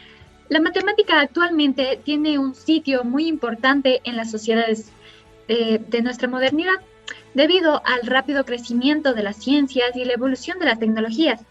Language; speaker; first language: Spanish; native; Spanish